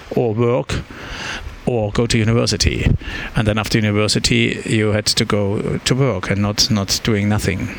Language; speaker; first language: English; non-native, fluent; German